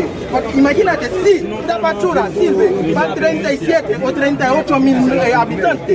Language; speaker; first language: Spanish; non-native, learner; Haitian Creole